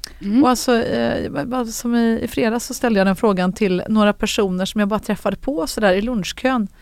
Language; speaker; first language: Swedish; native; Swedish